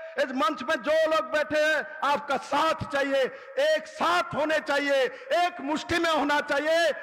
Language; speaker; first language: Hindi; non-native, local second language; Bangla